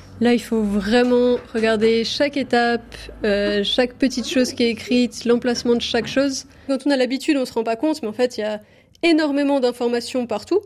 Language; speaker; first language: French; native; French